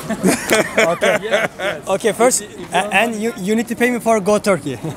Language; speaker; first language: English; non-native, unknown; Turkish